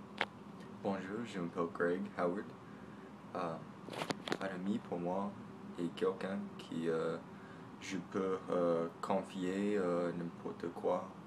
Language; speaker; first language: French; non-native, learner; English